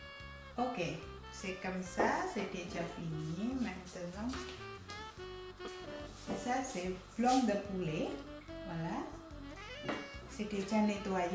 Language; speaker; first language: French; non-native, learner; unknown